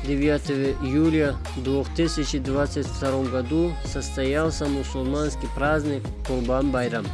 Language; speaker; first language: Russian; non-native, fluent; Tajik